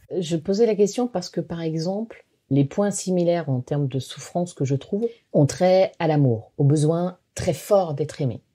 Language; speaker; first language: French; native; French